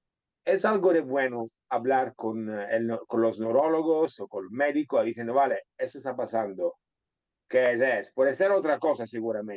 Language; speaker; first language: Spanish; non-native, fluent; Italian